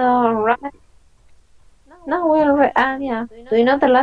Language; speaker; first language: English; non-native, fluent; Spanish